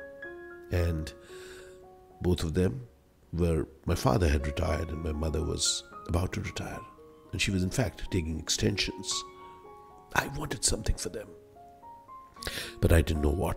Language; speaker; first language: English; non-native, local second language; Hindi